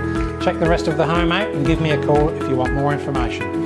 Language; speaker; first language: English; native; English